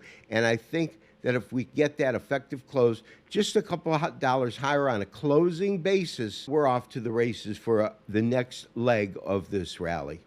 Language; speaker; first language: English; native; English